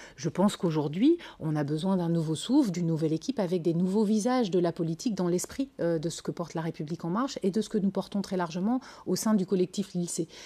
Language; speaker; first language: French; native; French